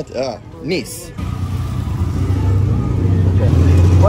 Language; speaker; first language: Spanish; non-native, learner; English